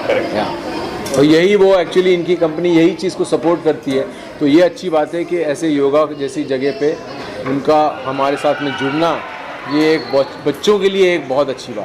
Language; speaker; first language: Hindi; native; Hindi